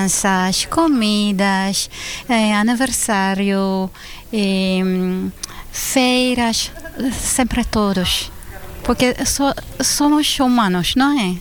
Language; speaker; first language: Portuguese; non-native, learner; Hebrew